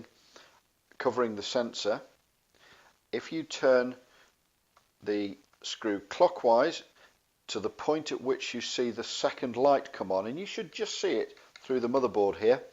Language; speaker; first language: English; native; English